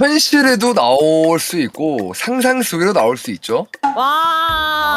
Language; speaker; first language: Korean; native; Korean